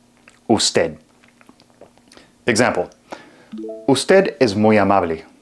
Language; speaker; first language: Spanish; non-native, fluent; English